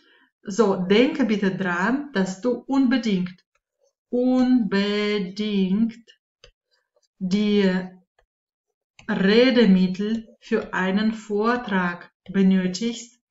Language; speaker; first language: German; non-native, fluent; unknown